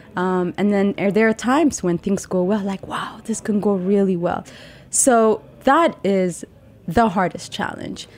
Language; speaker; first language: English; non-native, fluent; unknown